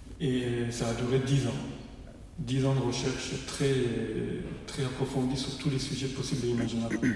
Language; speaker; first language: French; non-native, fluent; Persian